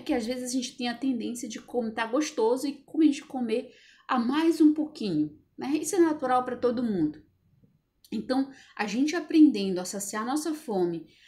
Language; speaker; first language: Portuguese; native; Portuguese